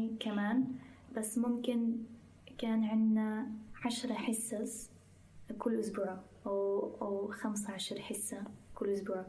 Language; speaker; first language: Arabic; non-native, fluent; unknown